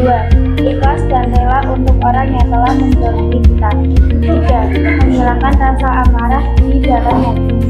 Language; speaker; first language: Indonesian; native; Indonesian